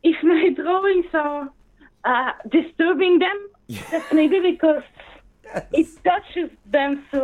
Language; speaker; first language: English; non-native, fluent; French